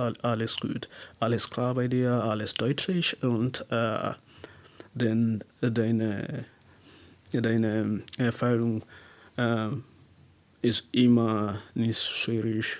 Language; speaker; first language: German; non-native, learner; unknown